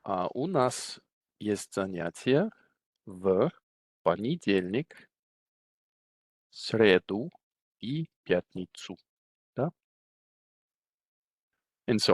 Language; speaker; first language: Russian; non-native, fluent; English